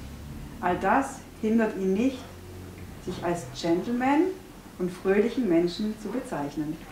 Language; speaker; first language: German; native; German